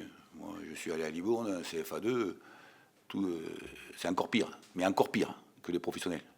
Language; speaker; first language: French; native; French